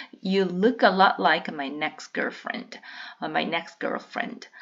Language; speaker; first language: English; non-native, fluent; Korean